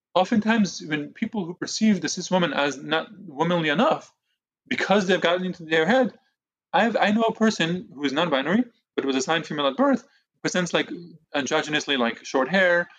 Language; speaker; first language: English; early bilingual, other home language; Hebrew